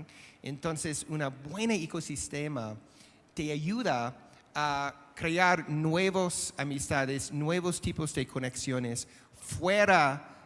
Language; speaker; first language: Spanish; non-native, fluent; English